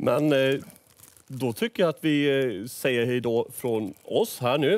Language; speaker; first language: Swedish; native; Swedish